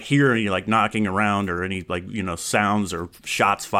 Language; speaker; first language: English; native; English